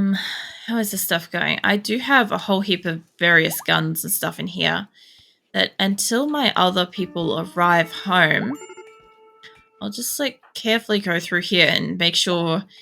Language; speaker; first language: English; native; English